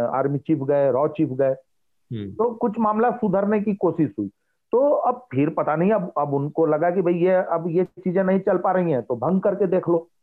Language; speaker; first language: Hindi; native; Hindi